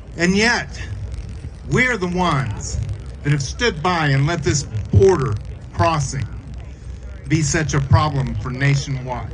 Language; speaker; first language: English; native; English